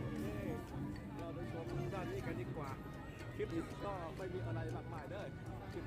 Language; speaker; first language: Thai; native; Thai